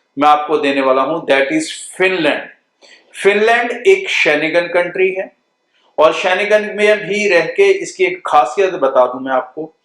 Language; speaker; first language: Hindi; non-native, local second language; Punjabi